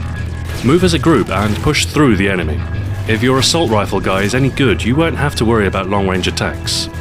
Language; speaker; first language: English; native; English